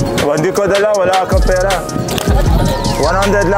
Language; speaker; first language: Filipino; non-native, learner; Arabic